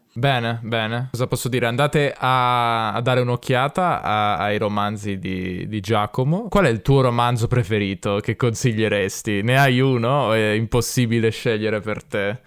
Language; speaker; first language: Italian; native; Italian